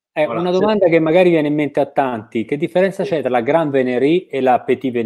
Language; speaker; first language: Italian; native; Italian